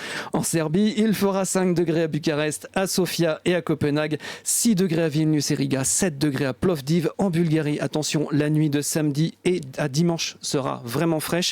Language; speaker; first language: French; native; French